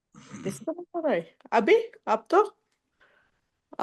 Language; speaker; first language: Hindi; non-native, local second language; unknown